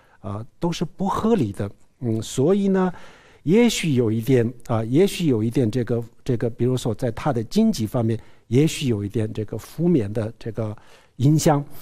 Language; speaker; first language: Chinese; non-native, local second language; Tibetan